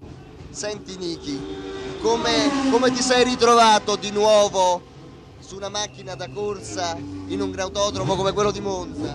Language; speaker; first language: Italian; native; Italian